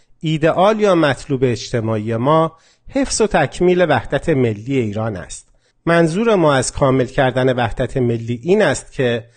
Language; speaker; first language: Persian; non-native, local second language; Azerbaijani